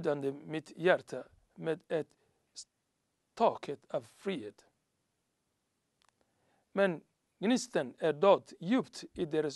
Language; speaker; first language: Swedish; non-native, learner; Somali